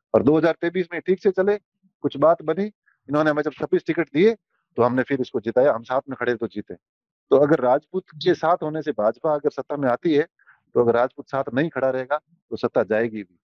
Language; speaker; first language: Hindi; native; Hindi